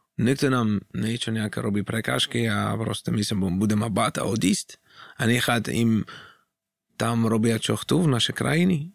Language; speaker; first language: Slovak; non-native, fluent; Arabic